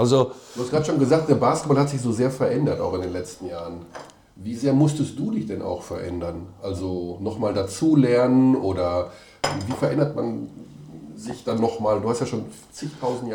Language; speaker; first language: German; native; German